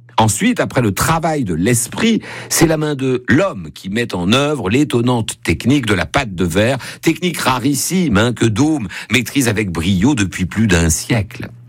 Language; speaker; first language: French; native; French